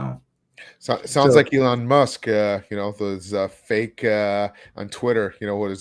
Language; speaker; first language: English; native; English